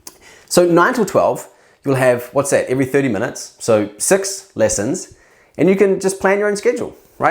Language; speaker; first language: English; native; English